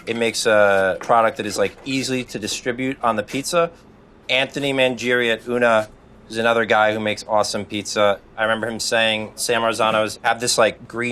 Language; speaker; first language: English; native; English